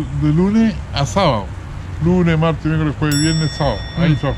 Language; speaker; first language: Spanish; native; Spanish